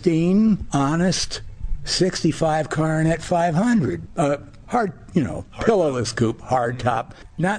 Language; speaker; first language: English; native; English